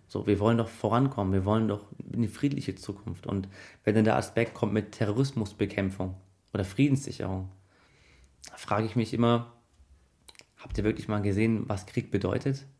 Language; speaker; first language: German; early bilingual, other home language; Arabic